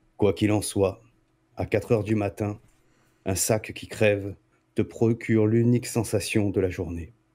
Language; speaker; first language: French; native; French